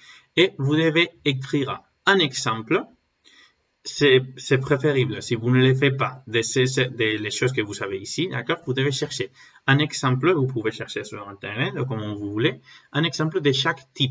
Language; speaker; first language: French; non-native, learner; Spanish